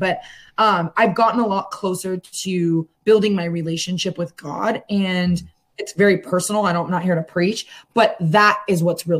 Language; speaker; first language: English; native; English